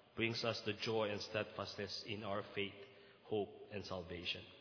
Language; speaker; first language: English; non-native, local second language; Min Nan Chinese